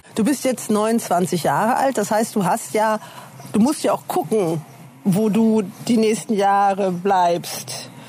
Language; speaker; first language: German; native; German